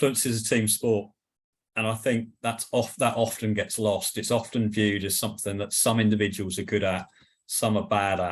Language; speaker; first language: English; native; English